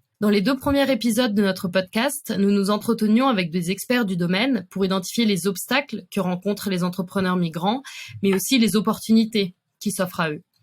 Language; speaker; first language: French; native; French